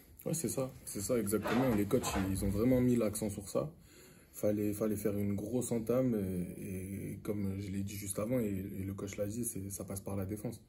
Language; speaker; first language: French; native; French